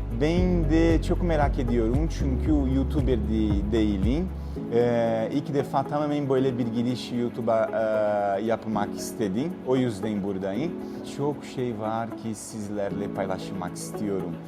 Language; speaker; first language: Turkish; non-native, learner; Portuguese